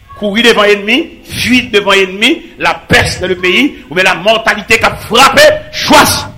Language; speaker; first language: French; non-native, local second language; Haitian Creole